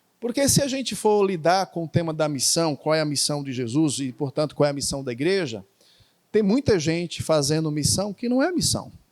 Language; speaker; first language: Portuguese; native; Portuguese